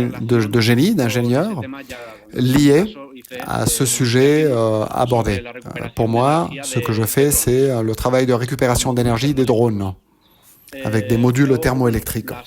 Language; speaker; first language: French; non-native, fluent; Spanish